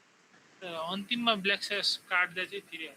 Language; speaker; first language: Nepali; native; Nepali